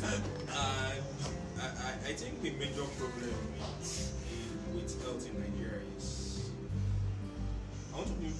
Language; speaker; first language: English; non-native, local second language; Yoruba